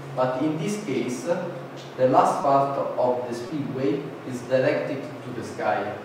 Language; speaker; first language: English; non-native, fluent; Italian